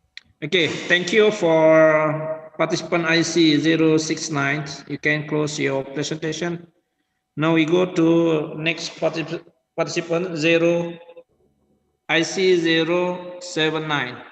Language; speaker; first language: English; non-native, learner; Indonesian